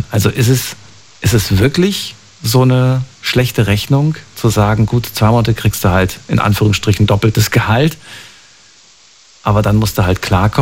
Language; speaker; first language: German; native; German